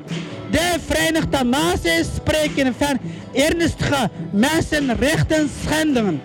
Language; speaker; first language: Dutch; non-native, learner; Uyghur